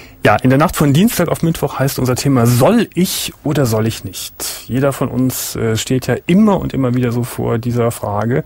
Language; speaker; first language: German; native; German